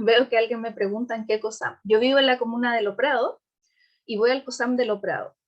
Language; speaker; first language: Spanish; native; Spanish